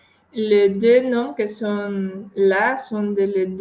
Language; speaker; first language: French; non-native, fluent; Spanish